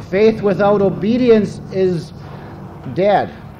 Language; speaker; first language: English; native; English